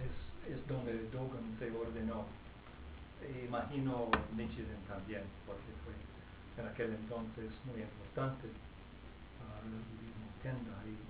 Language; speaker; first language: Spanish; non-native, fluent; English